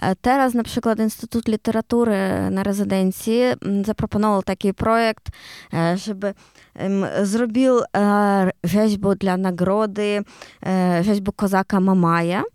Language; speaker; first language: Polish; non-native, learner; Ukrainian